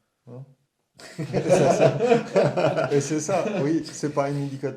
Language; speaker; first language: French; non-native, learner; German